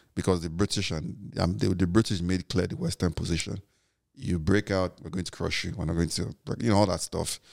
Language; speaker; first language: English; non-native, local second language; Igbo